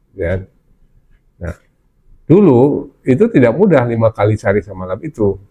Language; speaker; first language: Indonesian; non-native, local second language; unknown